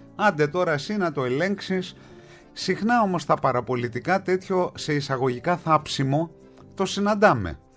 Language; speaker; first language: Greek; native; Greek